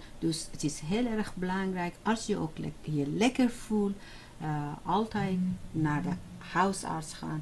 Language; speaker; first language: Dutch; non-native, fluent; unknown